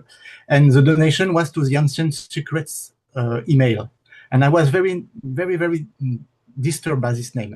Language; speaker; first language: English; non-native, learner; French